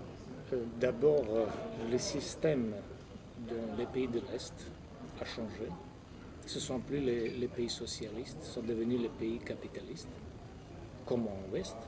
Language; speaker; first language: French; non-native, fluent; Croatian